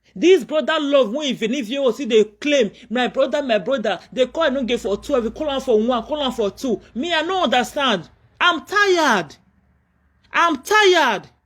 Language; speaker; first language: Nigerian Pidgin; non-native, local second language; Yoruba